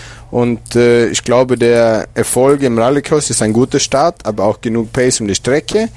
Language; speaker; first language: German; non-native, fluent; Swedish